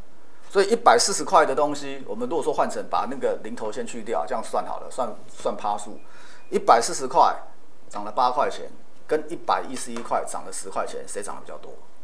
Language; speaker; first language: Chinese; native; Chinese